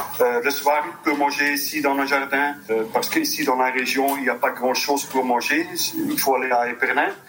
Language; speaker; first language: French; non-native, local second language; Dutch